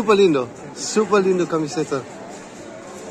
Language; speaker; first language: Spanish; non-native, learner; German